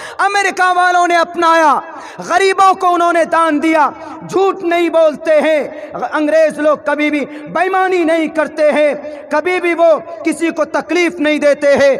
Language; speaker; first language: Urdu; native; Urdu